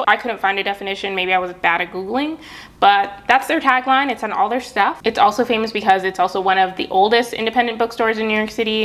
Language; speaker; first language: English; native; English